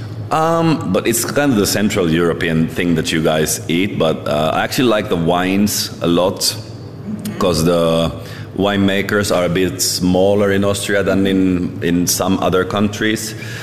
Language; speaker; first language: English; non-native, fluent; Finnish